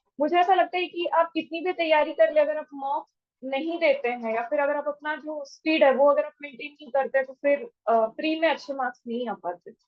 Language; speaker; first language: Hindi; native; Hindi